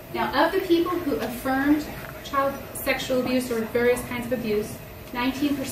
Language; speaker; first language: English; native; English